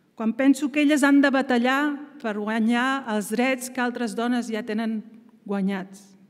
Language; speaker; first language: Catalan; early bilingual, other home language; Riffian